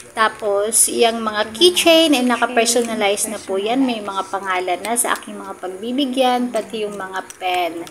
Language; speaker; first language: Filipino; non-native, local second language; Cebuano